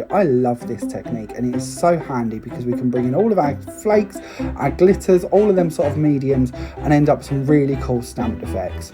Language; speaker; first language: English; native; English